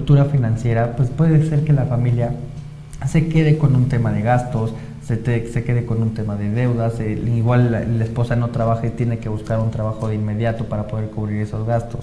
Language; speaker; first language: Spanish; native; Spanish